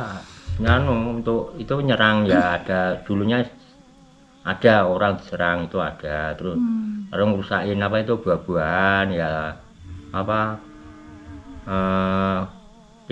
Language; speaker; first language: Indonesian; non-native, local second language; Javanese